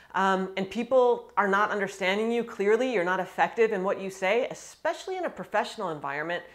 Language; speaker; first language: English; native; English